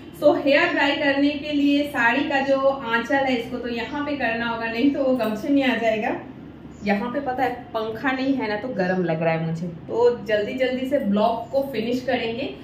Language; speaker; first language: Hindi; non-native, local second language; Bangla